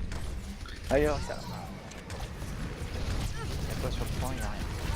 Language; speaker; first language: French; native; French